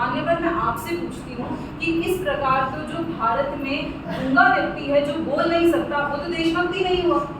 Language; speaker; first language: Hindi; native; Hindi